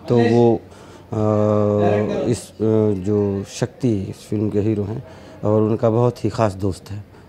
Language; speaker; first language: Hindi; native; Hindi